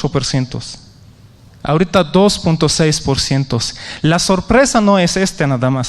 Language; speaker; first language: Spanish; non-native, fluent; Arabic